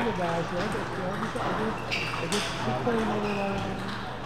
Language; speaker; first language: English; non-native, learner; Chinese